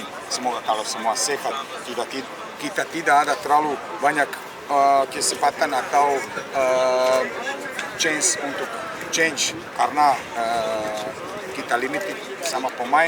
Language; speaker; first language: Indonesian; non-native, learner; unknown